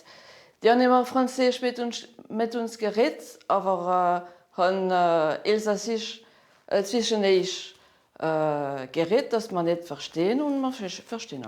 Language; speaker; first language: German; non-native, local second language; French